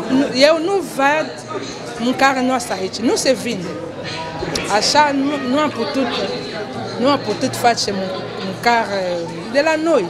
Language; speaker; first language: Romanian; non-native, learner; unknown